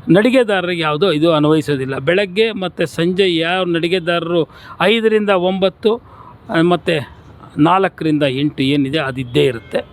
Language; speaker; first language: Kannada; native; Kannada